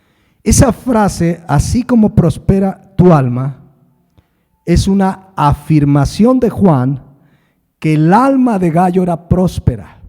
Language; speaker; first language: Spanish; native; Spanish